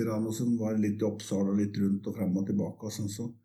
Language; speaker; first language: Norwegian; non-native, fluent; Swedish